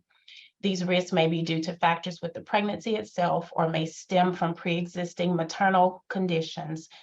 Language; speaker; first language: English; native; English